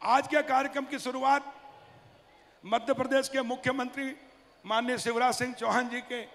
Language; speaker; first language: Hindi; native; Hindi